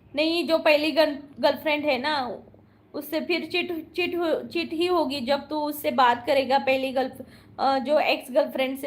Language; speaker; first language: Hindi; non-native, local second language; Marathi